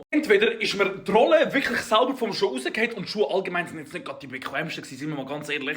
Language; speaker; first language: German; native; German